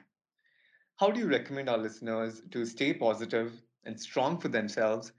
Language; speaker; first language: English; non-native, local second language; Kannada